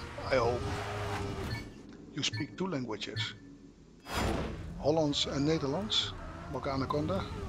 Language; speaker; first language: English; non-native, fluent; Dutch